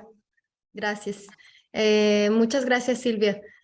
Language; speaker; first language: Spanish; non-native, fluent; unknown